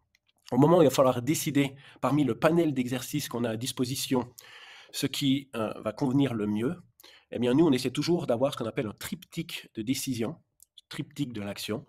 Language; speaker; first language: French; native; French